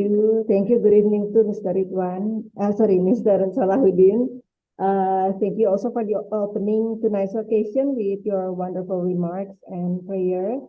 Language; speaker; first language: English; non-native, fluent; Indonesian